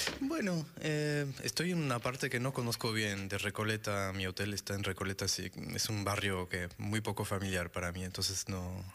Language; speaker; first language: Spanish; non-native, fluent; French